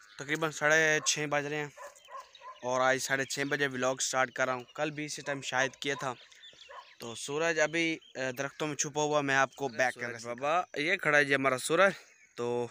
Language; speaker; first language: Urdu; non-native, local second language; Punjabi